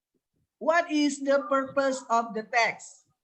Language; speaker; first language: English; non-native, learner; Indonesian